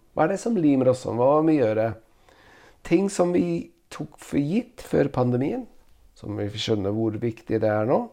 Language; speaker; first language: Norwegian; non-native, fluent; English